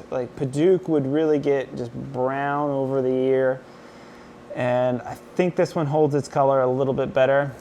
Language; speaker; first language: English; native; English